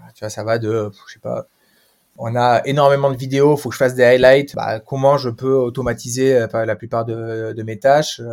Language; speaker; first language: French; native; French